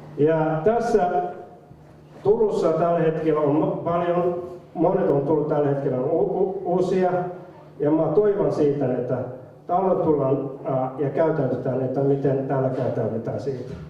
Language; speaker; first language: Finnish; non-native, fluent; Somali